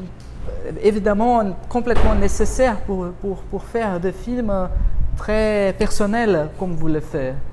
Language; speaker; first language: French; non-native, fluent; Portuguese